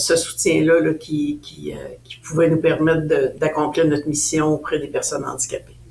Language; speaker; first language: French; native; French